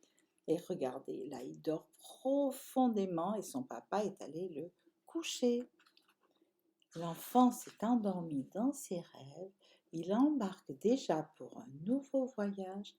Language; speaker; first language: French; native; French